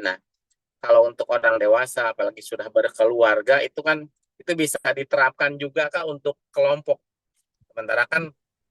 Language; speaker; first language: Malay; non-native, local second language; Sundanese